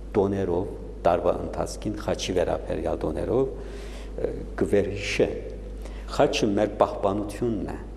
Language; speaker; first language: Armenian; native; Armenian